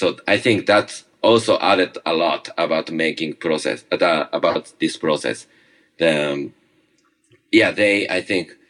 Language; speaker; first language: English; non-native, learner; Japanese